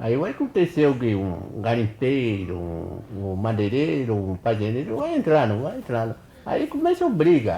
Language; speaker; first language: Portuguese; non-native, local second language; Kayapó